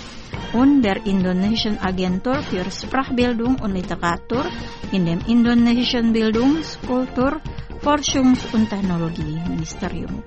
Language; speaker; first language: German; non-native, fluent; Indonesian